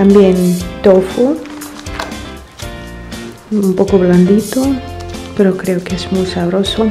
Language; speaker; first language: Spanish; non-native, fluent; Russian